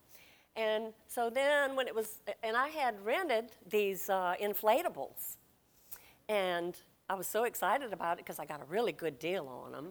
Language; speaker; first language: English; native; English